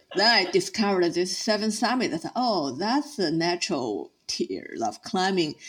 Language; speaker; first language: English; non-native, fluent; Chinese